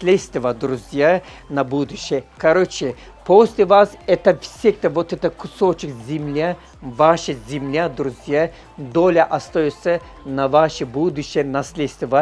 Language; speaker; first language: Russian; non-native, learner; Turkish